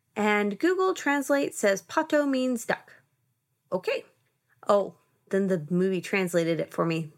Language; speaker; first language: English; native; English